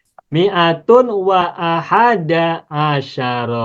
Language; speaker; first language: Arabic; non-native, fluent; Indonesian